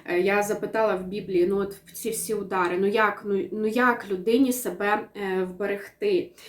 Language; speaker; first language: Ukrainian; non-native, local second language; Russian